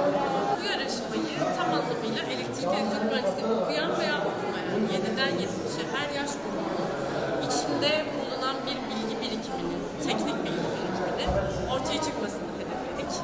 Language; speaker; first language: Turkish; native; Turkish